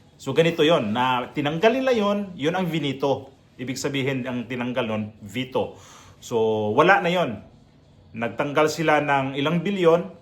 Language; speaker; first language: Filipino; non-native, local second language; Cebuano